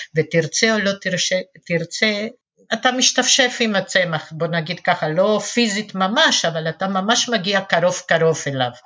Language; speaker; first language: Hebrew; non-native, fluent; Spanish